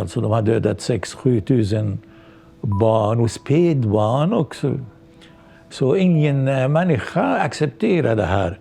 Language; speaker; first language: Swedish; non-native, local second language; Arabic